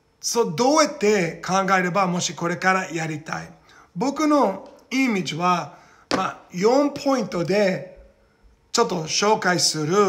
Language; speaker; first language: Japanese; non-native, learner; Portuguese